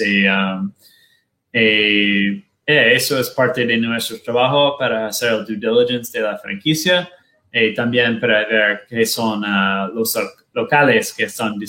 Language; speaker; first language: Spanish; non-native, learner; Portuguese